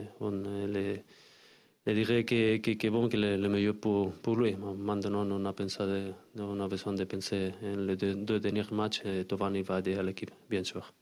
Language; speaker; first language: French; non-native, learner; Spanish